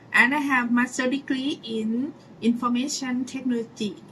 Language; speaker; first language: English; non-native, learner; Thai